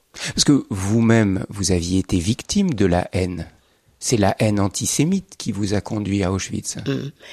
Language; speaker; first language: French; native; French